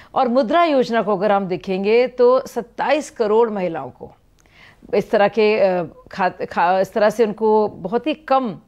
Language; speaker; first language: Hindi; native; Hindi